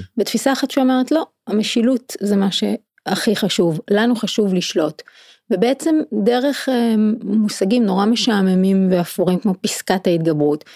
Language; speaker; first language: Hebrew; native; Hebrew